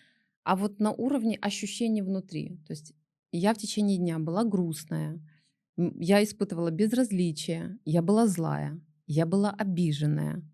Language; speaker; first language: Russian; native; Russian